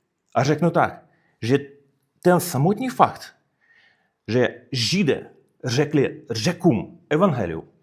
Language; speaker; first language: Czech; non-native, fluent; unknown